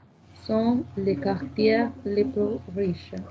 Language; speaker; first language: French; non-native, learner; Spanish